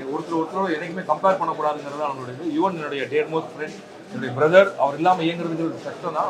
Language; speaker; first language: Tamil; native; Tamil